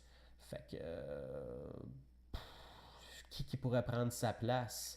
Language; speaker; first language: French; native; French